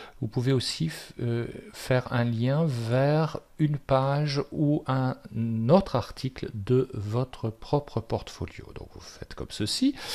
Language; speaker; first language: French; native; French